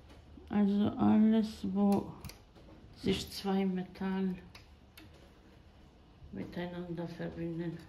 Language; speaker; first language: German; non-native, fluent; Croatian